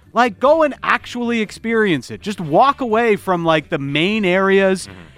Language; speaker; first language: English; early bilingual, other home language; Italian